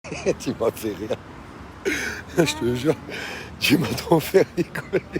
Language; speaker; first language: French; native; French